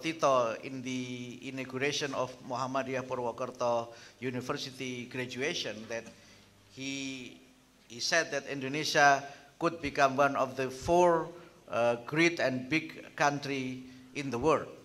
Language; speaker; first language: English; non-native, fluent; Indonesian